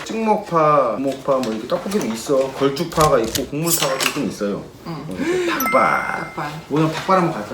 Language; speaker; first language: Korean; native; Korean